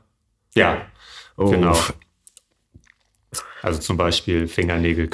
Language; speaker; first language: German; native; German